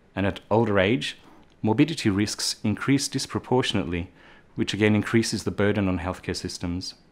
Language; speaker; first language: English; non-native, fluent; German